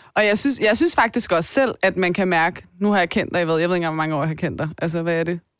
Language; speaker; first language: Danish; early bilingual, other home language; Persian